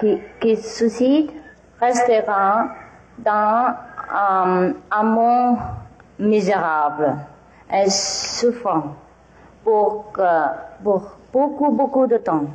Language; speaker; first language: French; non-native, learner; Vietnamese